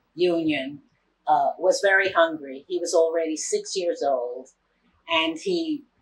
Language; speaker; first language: English; native; English